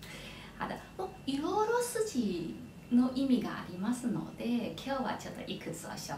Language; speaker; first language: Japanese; non-native, fluent; Chinese